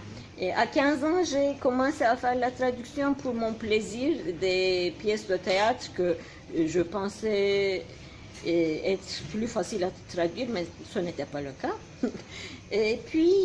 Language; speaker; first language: French; non-native, fluent; Turkish